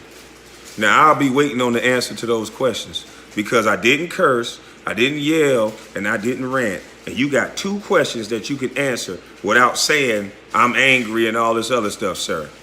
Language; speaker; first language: English; native; English